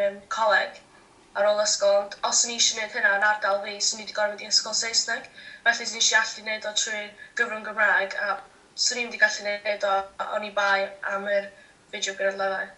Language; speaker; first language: Welsh; native; Welsh